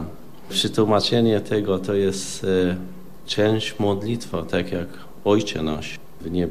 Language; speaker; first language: Polish; non-native, fluent; Arabic